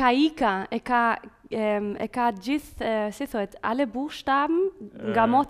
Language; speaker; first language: Albanian; early bilingual, heritage; Spanish